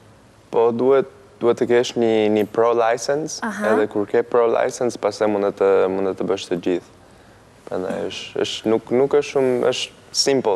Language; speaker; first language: Albanian; early bilingual, heritage; Albanian